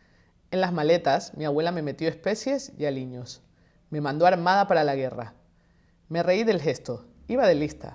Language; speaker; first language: Spanish; native; Spanish